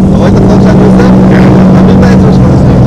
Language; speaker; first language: Hebrew; native; Hebrew